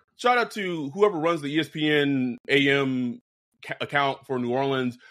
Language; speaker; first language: English; native; English